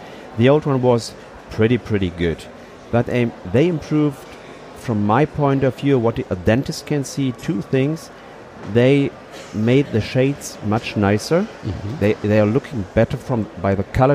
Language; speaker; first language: English; non-native, fluent; German